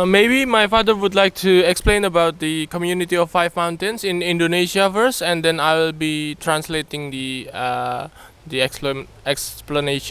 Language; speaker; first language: English; non-native, fluent; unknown